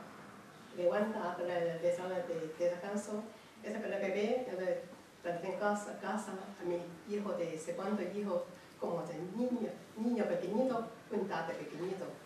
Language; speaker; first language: Spanish; non-native, learner; Chinese